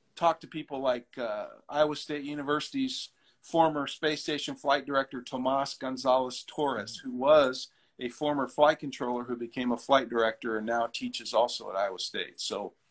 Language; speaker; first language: English; native; English